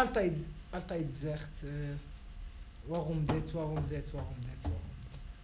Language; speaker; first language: Dutch; non-native, learner; Arabic